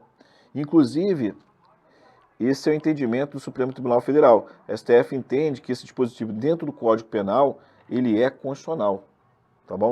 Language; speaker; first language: Portuguese; native; Portuguese